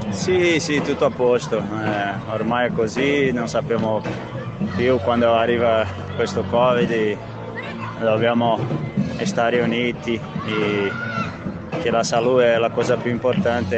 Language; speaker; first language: Italian; non-native, fluent; Spanish